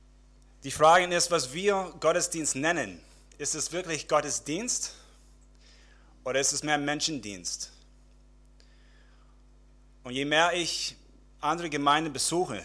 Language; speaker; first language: German; non-native, fluent; English